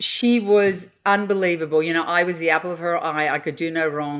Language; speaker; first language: English; native; English